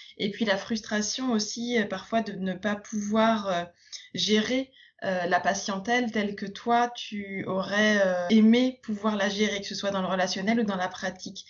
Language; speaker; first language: French; native; French